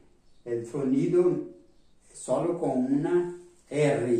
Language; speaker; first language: Spanish; non-native, fluent; Portuguese